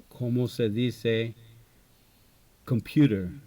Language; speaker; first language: Spanish; non-native, fluent; English